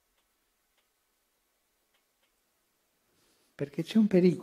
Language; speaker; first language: Italian; early bilingual, heritage; Spanish